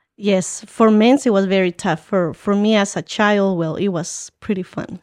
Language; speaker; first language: English; early bilingual, other home language; Spanish